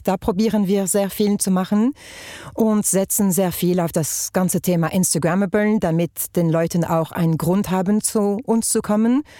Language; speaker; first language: German; non-native, fluent; French